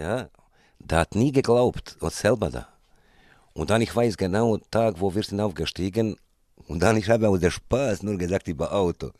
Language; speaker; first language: German; non-native, fluent; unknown